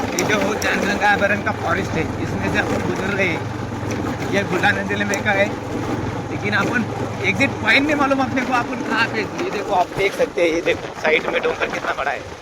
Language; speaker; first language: Hindi; non-native, local second language; Marathi